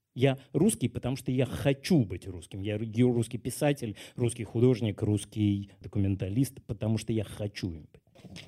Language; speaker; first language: Russian; native; Russian